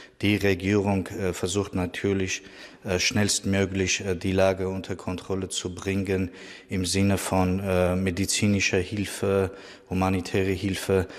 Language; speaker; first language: German; non-native, fluent; Armenian